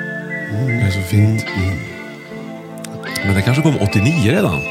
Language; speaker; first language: Swedish; native; Swedish